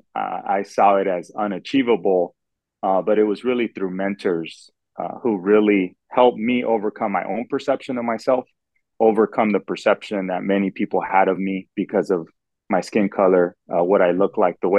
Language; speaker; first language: English; native; English